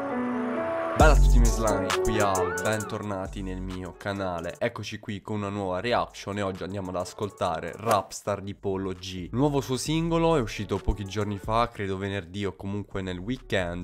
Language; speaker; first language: Italian; native; Italian